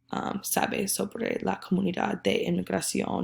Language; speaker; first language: Spanish; non-native, learner; English